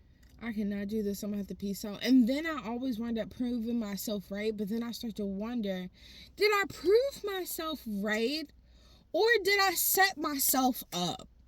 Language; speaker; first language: English; native; English